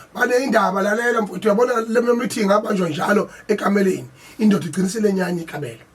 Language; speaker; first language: Zulu; native; Zulu